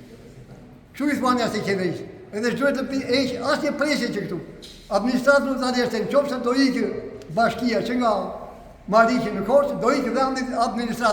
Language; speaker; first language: Albanian; native; Albanian